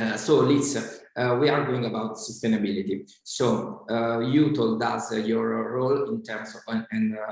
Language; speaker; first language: English; non-native, fluent; Italian